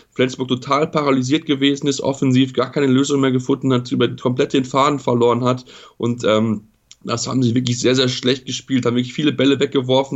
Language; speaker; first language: German; native; German